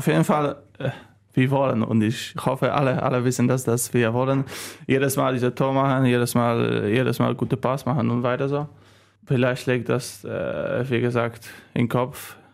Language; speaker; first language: German; non-native, learner; Polish